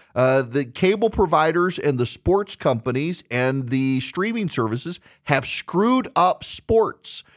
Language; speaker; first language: English; native; English